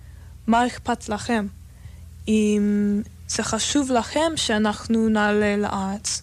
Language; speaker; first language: Hebrew; non-native, fluent; English